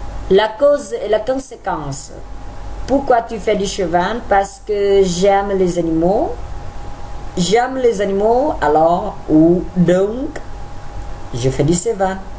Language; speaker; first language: French; non-native, fluent; Vietnamese